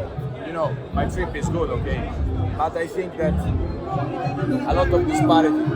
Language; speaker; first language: English; non-native, learner; Italian